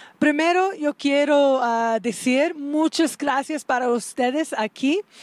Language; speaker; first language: Spanish; non-native, learner; English